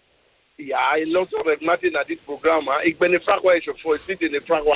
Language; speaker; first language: Dutch; non-native, learner; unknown